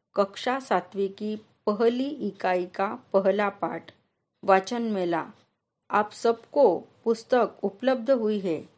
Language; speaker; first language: Hindi; non-native, local second language; Marathi